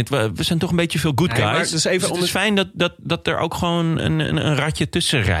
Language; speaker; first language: Dutch; native; Dutch